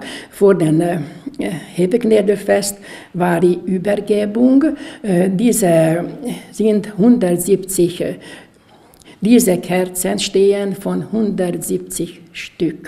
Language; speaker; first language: German; non-native, local second language; Hungarian